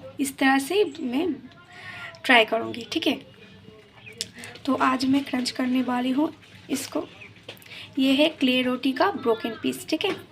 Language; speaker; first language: Hindi; non-native, local second language; Bangla